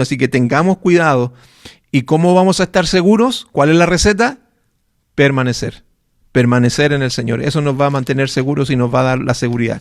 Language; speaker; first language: Spanish; native; Spanish